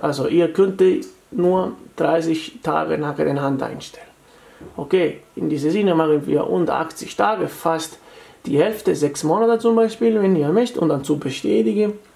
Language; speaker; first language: German; non-native, fluent; Italian